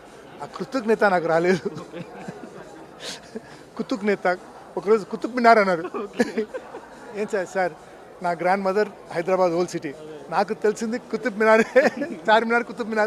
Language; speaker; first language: Telugu; non-native, fluent; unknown